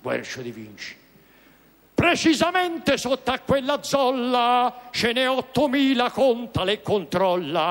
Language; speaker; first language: Italian; native; Italian